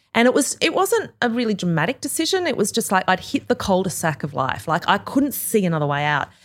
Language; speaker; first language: English; native; English